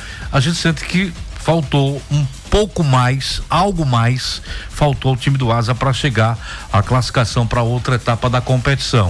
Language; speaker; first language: Portuguese; native; Portuguese